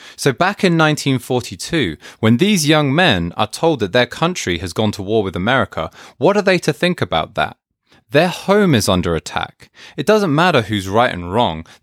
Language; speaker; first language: English; native; English